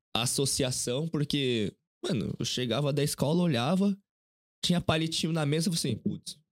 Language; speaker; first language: Portuguese; early bilingual, other home language; Korean